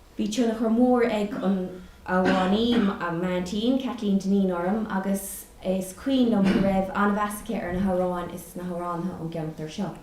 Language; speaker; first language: Irish; non-native, local second language; English